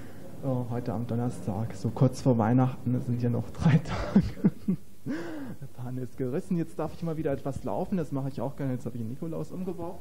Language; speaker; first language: German; native; German